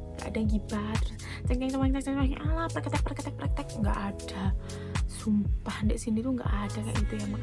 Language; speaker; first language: Indonesian; native; Indonesian